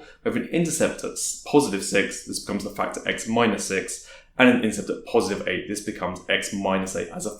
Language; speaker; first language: English; native; English